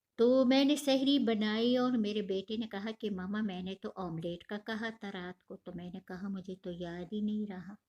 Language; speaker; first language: Urdu; non-native, local second language; Pashto